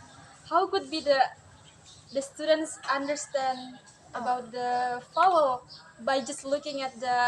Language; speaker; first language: English; non-native, learner; Indonesian